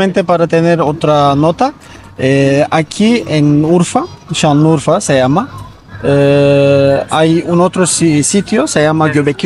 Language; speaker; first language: Spanish; non-native, learner; Turkish